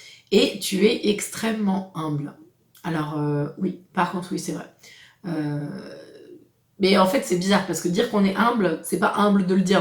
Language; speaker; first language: French; native; French